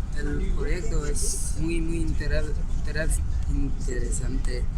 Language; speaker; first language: Spanish; non-native, learner; French